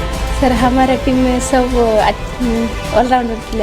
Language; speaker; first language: Hindi; non-native, local second language; Odia